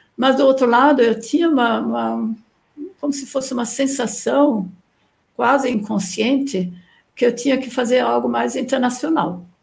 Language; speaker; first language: Portuguese; non-native, fluent; German